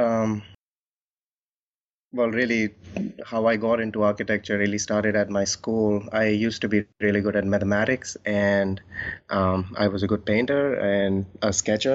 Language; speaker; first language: English; non-native, local second language; Hindi